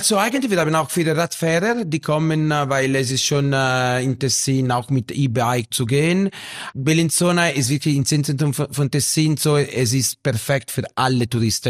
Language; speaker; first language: German; non-native, local second language; Italian